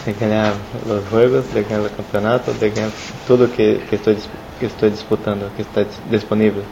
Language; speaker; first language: Spanish; non-native, learner; Portuguese